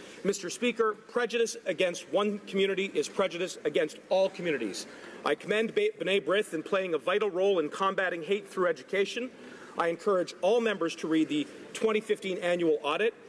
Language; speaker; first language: English; native; English